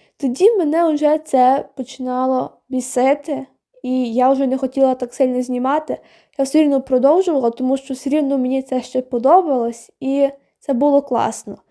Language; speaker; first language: Ukrainian; non-native, local second language; Russian